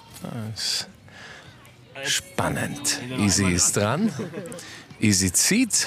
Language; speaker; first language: German; native; German